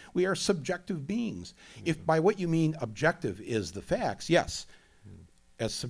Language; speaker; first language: English; native; English